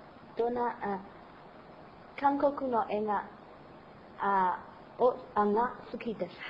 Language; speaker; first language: Japanese; non-native, learner; Burmese